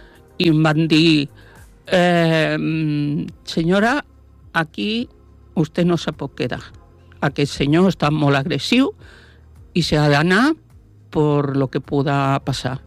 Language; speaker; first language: Catalan; non-native, local second language; Spanish